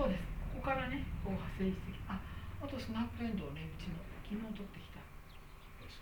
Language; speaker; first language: Japanese; native; Japanese